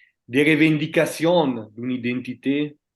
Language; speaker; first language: French; non-native, fluent; Italian